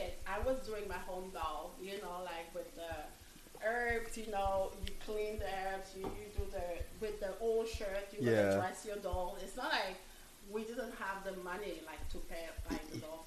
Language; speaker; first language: English; non-native, fluent; French